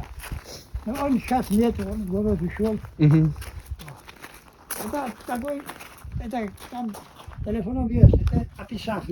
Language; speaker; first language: Russian; non-native, learner; Georgian